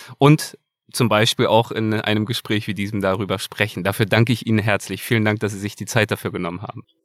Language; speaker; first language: German; native; German